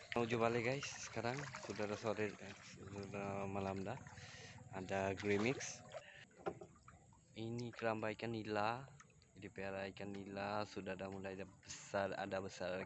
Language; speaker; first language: Indonesian; non-native, fluent; Bangla